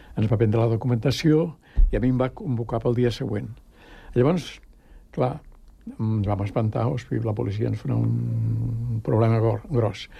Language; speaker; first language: Catalan; native; Catalan